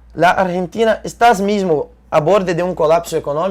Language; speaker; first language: Spanish; non-native, fluent; Portuguese